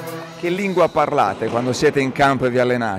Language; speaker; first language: Italian; native; Italian